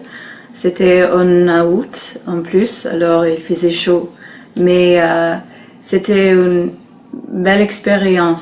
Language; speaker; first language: French; non-native, learner; English